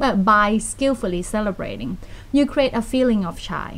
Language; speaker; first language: English; non-native, fluent; Thai